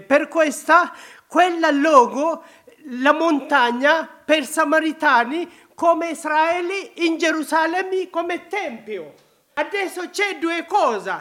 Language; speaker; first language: Italian; non-native, learner; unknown